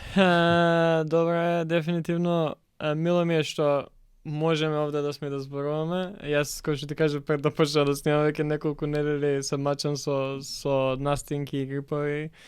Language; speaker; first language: Macedonian; native; Macedonian